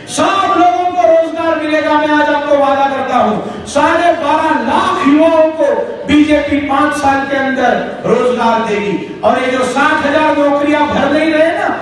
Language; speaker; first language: Hindi; non-native, local second language; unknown